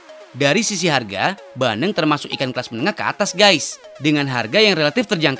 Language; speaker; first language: Indonesian; native; Indonesian